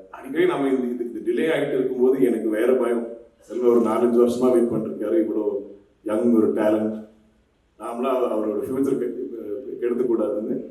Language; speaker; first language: Tamil; non-native, local second language; Malayalam